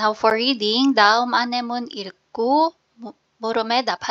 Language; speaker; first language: Korean; non-native, fluent; Filipino